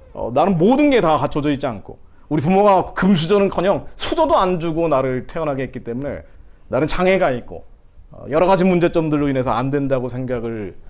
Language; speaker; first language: Korean; native; Korean